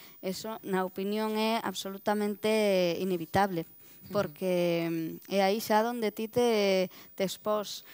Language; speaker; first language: Galician; native; Galician